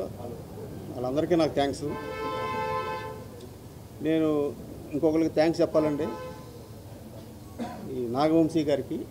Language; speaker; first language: Telugu; native; Telugu